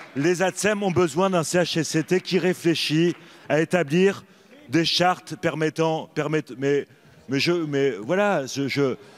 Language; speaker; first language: French; native; French